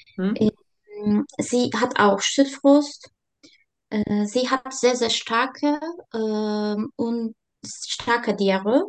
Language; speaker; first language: German; non-native, learner; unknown